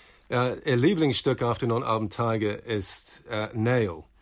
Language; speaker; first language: German; non-native, fluent; English